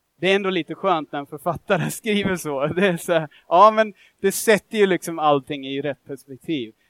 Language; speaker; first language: Swedish; non-native, fluent; English